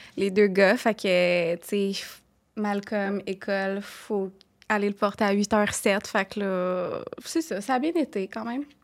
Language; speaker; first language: French; native; French